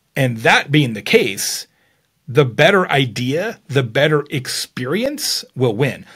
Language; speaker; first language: English; native; English